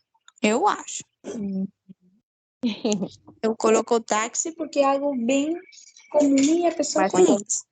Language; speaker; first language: Portuguese; non-native, fluent; Spanish